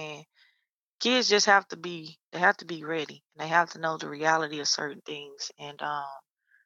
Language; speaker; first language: English; native; English